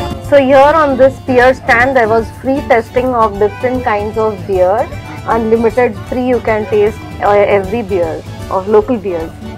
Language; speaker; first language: English; non-native, local second language; Marathi